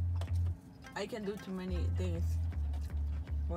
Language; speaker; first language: English; non-native, learner; Spanish